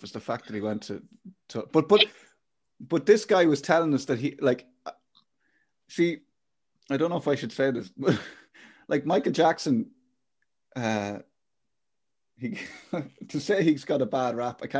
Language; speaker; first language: English; native; English